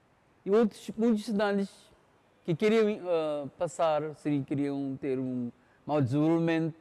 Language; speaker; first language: Portuguese; non-native, local second language; Konkani